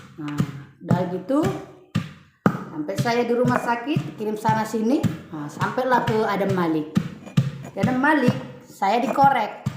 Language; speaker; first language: Indonesian; non-native, local second language; Batak Toba